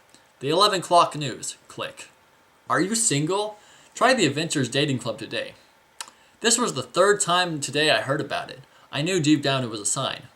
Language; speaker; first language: English; native; English